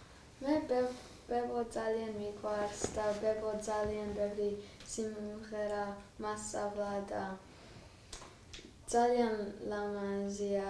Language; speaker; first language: Georgian; early bilingual, heritage; Georgian